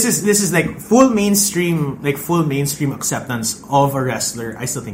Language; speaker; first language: English; non-native, local second language; Filipino